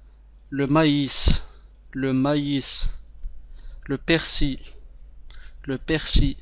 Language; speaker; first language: French; non-native, fluent; Arabic